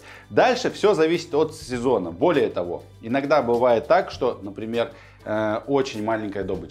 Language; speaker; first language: Russian; native; Russian